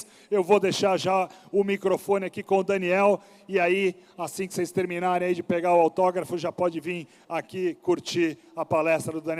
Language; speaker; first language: Portuguese; native; Portuguese